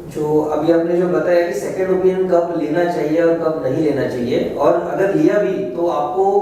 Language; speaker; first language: Hindi; non-native, local second language; Marathi